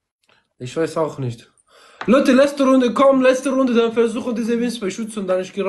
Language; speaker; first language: German; non-native, learner; Turkish